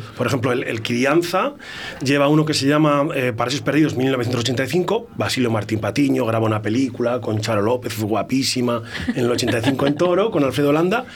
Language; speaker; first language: Spanish; native; Spanish